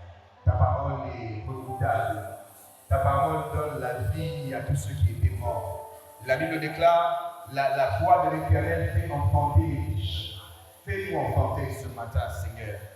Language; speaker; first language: French; non-native, local second language; Lingala